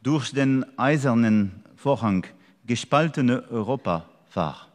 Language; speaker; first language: German; non-native, learner; French